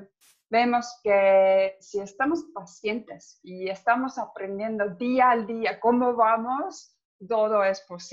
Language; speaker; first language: Spanish; non-native, fluent; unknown